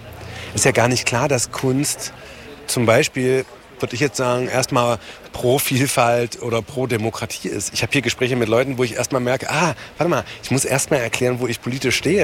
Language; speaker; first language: German; native; German